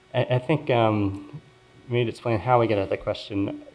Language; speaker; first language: English; native; English